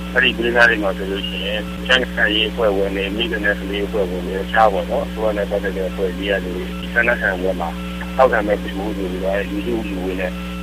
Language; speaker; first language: Burmese; native; Burmese